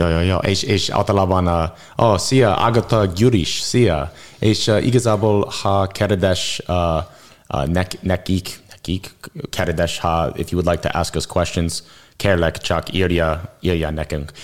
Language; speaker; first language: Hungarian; non-native, learner; English